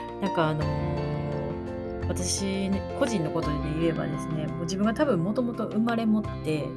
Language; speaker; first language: Japanese; native; Japanese